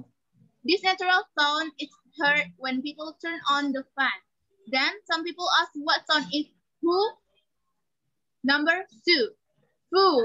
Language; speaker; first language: English; non-native, learner; Indonesian